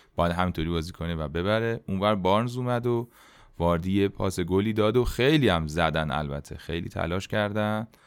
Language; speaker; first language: Persian; native; Persian